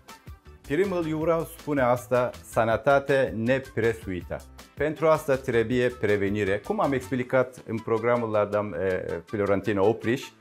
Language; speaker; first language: Romanian; non-native, learner; Turkish